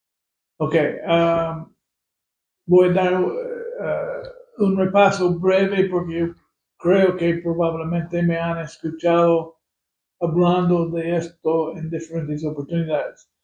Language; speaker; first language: Spanish; non-native, fluent; English